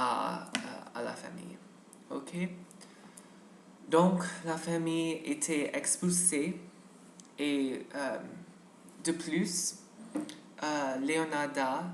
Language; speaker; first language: French; non-native, learner; English